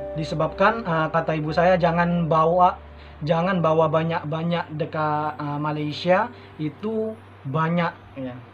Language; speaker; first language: Indonesian; non-native, local second language; Madurese